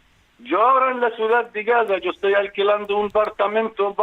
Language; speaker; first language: Spanish; non-native, fluent; Arabic